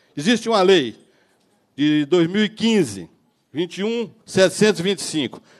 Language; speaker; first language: Portuguese; native; Portuguese